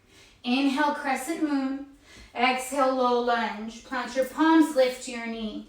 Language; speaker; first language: English; native; English